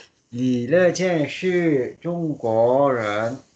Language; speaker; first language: Chinese; non-native, learner; French